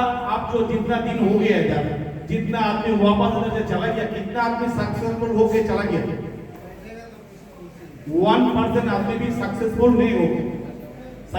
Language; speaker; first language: Hindi; non-native, local second language; Bangla